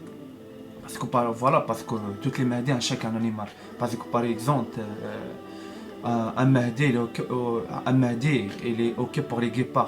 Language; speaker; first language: French; non-native, learner; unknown